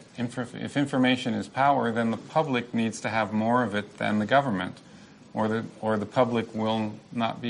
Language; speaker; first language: English; native; English